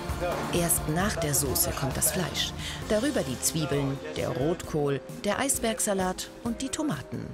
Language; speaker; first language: German; native; German